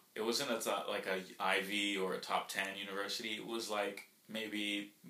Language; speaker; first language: English; early bilingual, other home language; Spanish